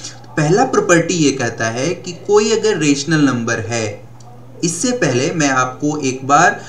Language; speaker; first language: Hindi; native; Hindi